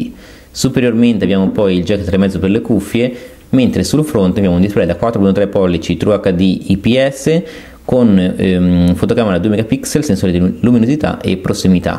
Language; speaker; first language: Italian; native; Italian